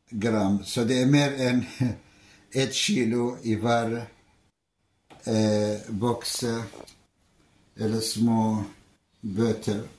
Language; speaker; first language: Norwegian; non-native, fluent; Arabic